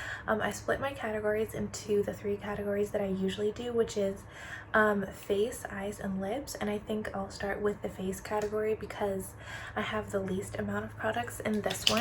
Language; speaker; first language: English; native; English